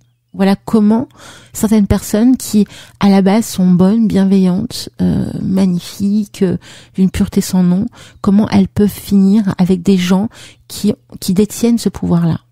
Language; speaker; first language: French; native; French